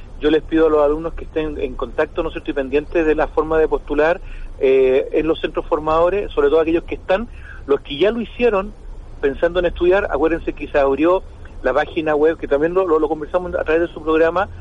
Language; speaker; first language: Spanish; native; Spanish